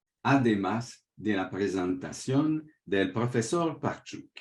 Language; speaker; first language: Spanish; non-native, fluent; French